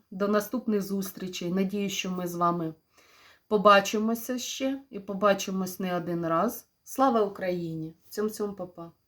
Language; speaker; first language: Ukrainian; non-native, local second language; Russian